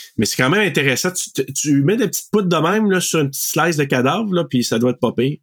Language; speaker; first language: French; native; French